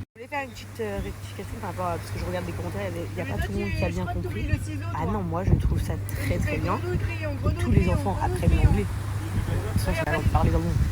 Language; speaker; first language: French; early bilingual, other home language; English